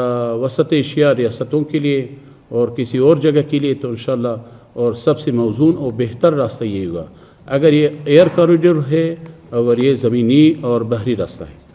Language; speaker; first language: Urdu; non-native, fluent; Persian